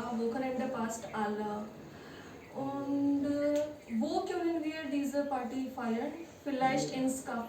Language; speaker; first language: German; non-native, learner; Hindi